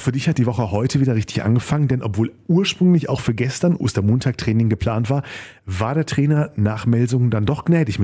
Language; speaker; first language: German; native; German